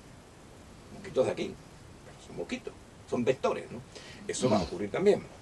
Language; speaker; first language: Spanish; native; Spanish